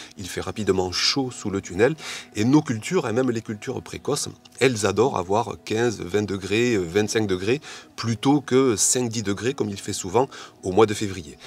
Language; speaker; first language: French; native; French